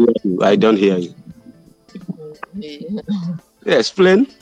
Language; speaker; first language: English; non-native, learner; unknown